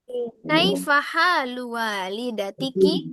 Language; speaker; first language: Arabic; non-native, learner; Indonesian